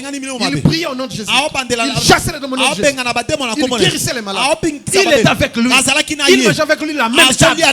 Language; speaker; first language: French; non-native, local second language; Lingala